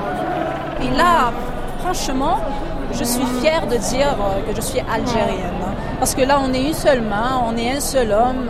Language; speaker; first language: French; non-native, local second language; Kabyle